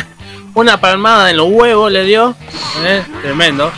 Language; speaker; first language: Spanish; native; Spanish